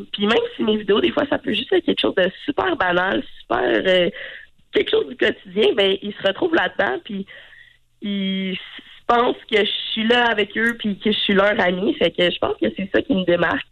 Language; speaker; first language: French; native; French